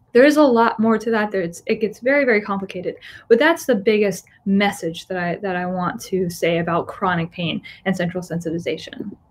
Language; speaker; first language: English; native; English